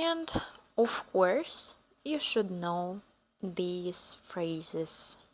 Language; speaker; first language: English; non-native, fluent; Russian